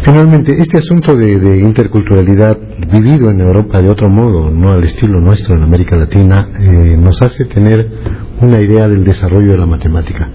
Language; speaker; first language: Spanish; native; Spanish